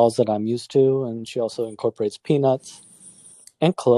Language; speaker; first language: English; native; English